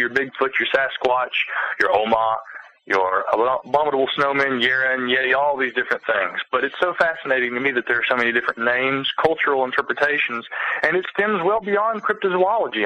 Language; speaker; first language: English; native; English